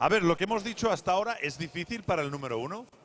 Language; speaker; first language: Spanish; native; Spanish